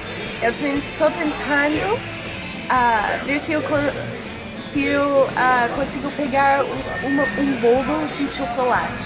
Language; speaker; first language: Portuguese; non-native, fluent; English